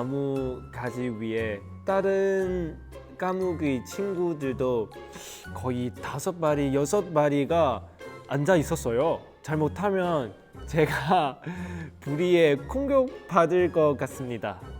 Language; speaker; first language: Korean; non-native, fluent; Cantonese